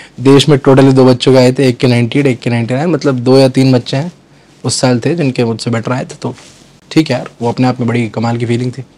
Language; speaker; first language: Hindi; native; Hindi